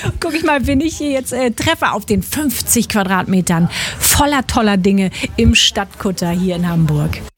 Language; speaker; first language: German; native; German